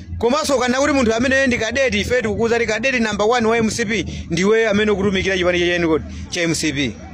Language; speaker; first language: Nyanja; native; Nyanja